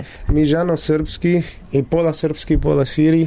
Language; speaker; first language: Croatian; non-native, learner; Arabic